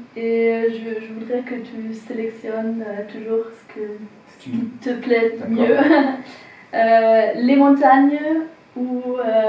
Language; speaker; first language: French; non-native, fluent; German